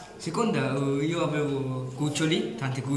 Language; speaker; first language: Italian; early bilingual, other home language; Sinhala